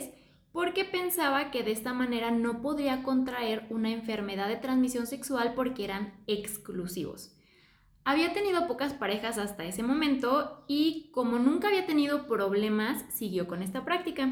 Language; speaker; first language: Spanish; native; Spanish